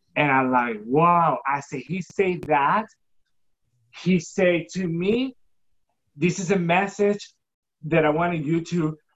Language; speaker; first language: English; non-native, fluent; Spanish